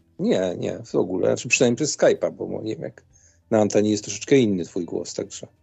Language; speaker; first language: Polish; native; Polish